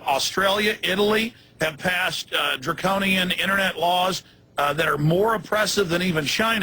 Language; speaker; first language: English; native; English